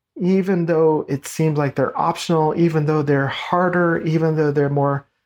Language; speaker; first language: English; native; English